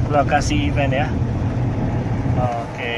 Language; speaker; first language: Indonesian; native; Indonesian